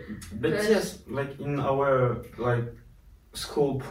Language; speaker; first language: English; non-native, learner; French